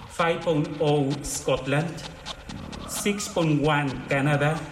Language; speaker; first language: English; non-native, fluent; Spanish